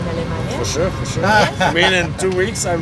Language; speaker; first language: English; non-native, fluent; German